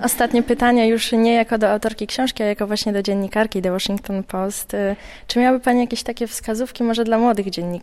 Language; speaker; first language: Polish; native; Polish